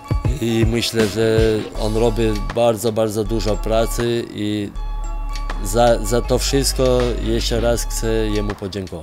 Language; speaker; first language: Polish; non-native, fluent; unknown